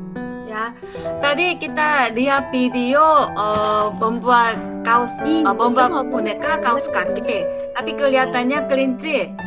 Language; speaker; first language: Indonesian; non-native, learner; Korean